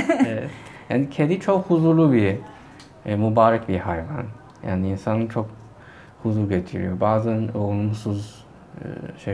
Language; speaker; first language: Turkish; non-native, fluent; Chinese